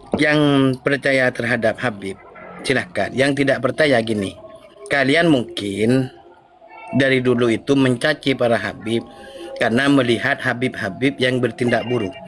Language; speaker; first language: Indonesian; non-native, local second language; Madurese